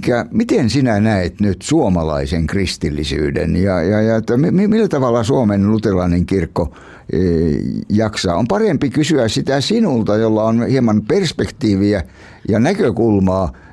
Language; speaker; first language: Finnish; native; Finnish